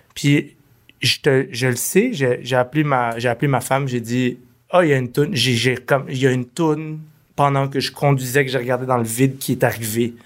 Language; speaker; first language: French; early bilingual, other home language; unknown